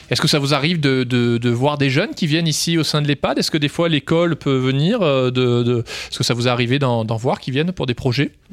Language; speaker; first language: French; native; French